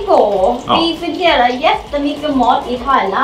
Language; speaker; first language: Swedish; non-native, learner; Thai